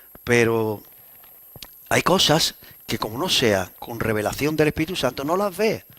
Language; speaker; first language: Spanish; native; Spanish